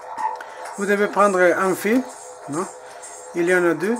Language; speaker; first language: French; non-native, learner; Spanish